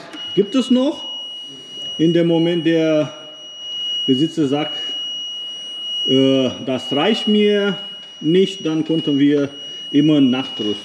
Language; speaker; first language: German; non-native, learner; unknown